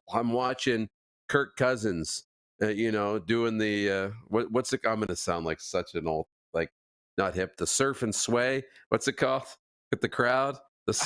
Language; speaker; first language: English; native; English